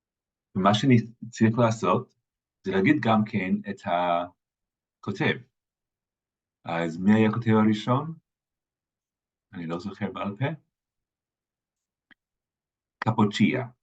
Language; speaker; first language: Hebrew; non-native, fluent; English